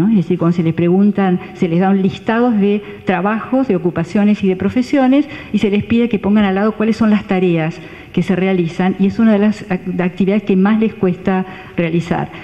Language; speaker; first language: Spanish; native; Spanish